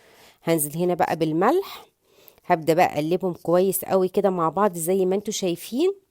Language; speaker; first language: Arabic; native; Arabic